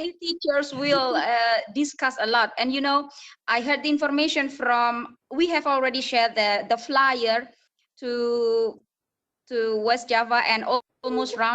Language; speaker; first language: English; non-native, fluent; Indonesian